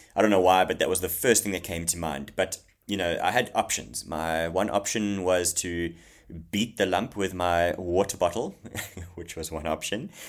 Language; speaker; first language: English; native; English